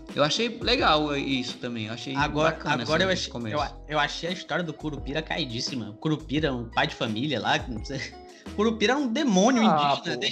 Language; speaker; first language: Portuguese; native; Portuguese